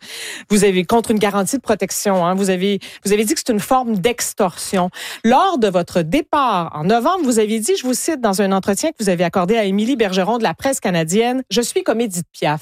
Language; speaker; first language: French; native; French